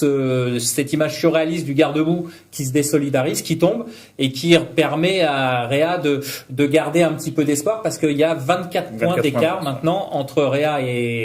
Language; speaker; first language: French; native; French